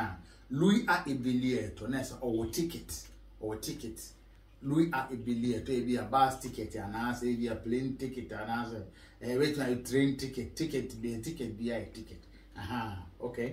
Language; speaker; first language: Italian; non-native, learner; Akan